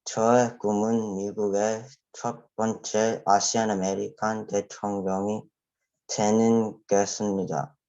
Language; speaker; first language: Korean; early bilingual, heritage; Korean